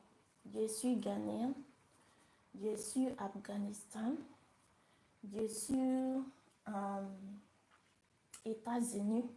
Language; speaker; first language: French; non-native, learner; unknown